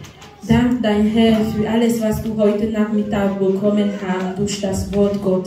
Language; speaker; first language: German; non-native, learner; French